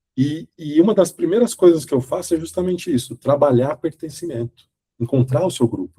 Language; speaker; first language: Portuguese; native; Portuguese